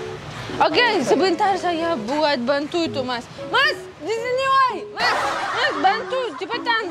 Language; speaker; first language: Indonesian; non-native, learner; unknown